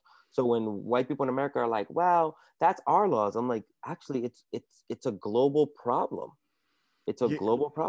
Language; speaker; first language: English; early bilingual, other home language; Spanish